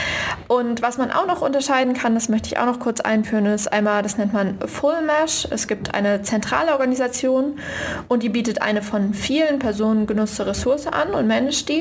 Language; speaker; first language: German; native; German